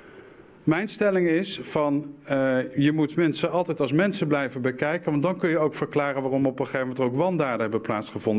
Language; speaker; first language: Dutch; native; Dutch